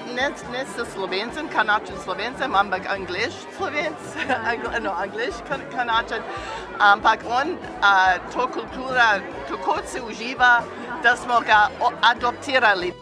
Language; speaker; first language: Slovenian; early bilingual, heritage; Slovenian